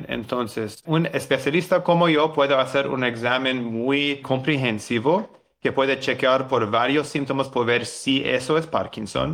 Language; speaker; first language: Spanish; non-native, learner; English